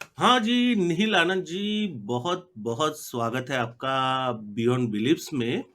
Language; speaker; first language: Hindi; non-native, local second language; Gujarati